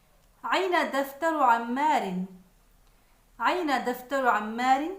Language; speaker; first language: Arabic; non-native, fluent; Urdu